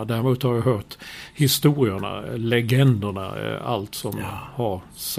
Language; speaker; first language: Swedish; native; Swedish